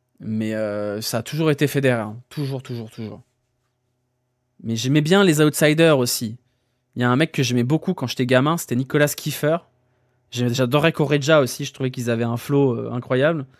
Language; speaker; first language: French; native; French